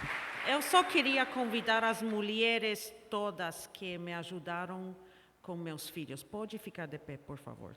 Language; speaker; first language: Portuguese; non-native, fluent; English